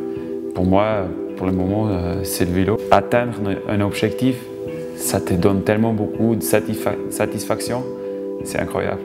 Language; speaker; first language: French; non-native, local second language; German